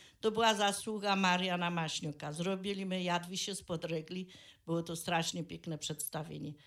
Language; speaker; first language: Polish; native; Polish